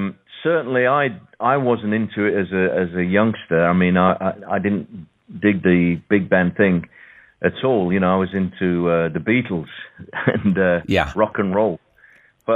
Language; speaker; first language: English; native; English